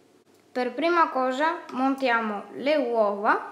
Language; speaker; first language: Italian; native; Italian